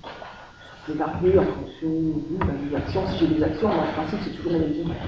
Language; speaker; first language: French; native; French